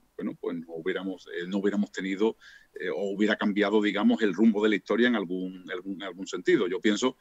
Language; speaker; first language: Spanish; native; Spanish